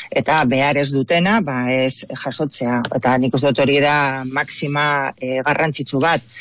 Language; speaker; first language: Basque; non-native, local second language; Spanish